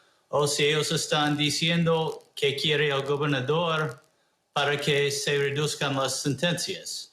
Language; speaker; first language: Spanish; non-native, fluent; English